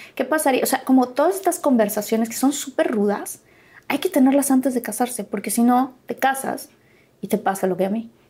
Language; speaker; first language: Spanish; native; Spanish